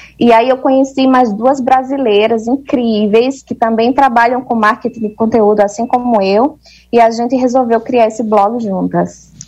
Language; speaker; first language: Portuguese; native; Portuguese